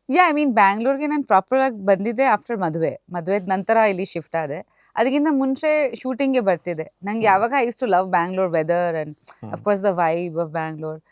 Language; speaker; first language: Kannada; non-native, fluent; Bangla